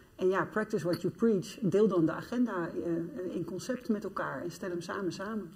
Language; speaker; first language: Dutch; native; Dutch